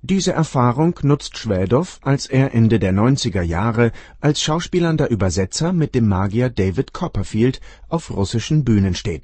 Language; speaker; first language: German; native; German